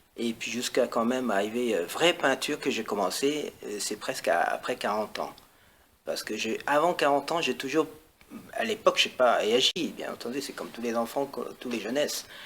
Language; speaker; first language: French; non-native, fluent; Chinese